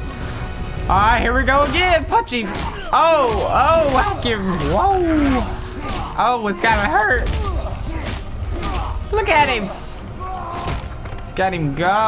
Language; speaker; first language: English; native; English